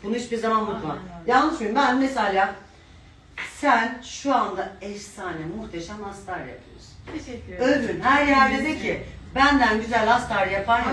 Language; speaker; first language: Turkish; native; Turkish